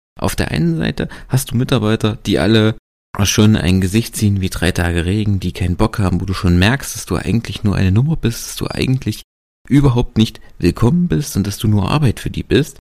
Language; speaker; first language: German; native; German